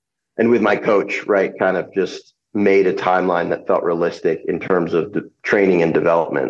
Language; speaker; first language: English; native; English